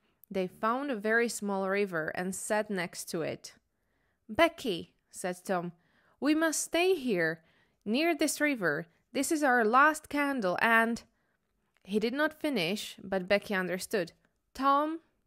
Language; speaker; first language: English; non-native, fluent; Slovak